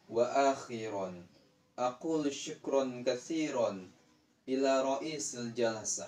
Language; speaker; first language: Arabic; non-native, learner; Indonesian